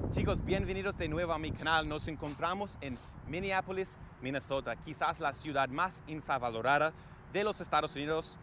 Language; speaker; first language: Spanish; non-native, fluent; English